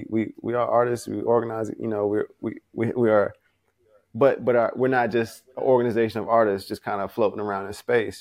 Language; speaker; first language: English; native; English